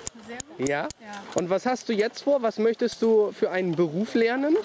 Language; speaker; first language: German; native; German